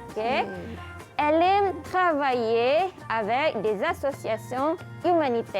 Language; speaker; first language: French; non-native, fluent; Malay